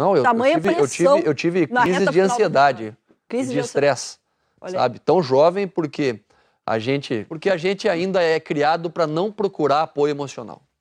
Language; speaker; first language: Portuguese; native; Portuguese